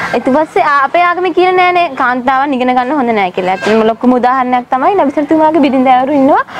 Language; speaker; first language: Sinhala; non-native, local second language; Tamil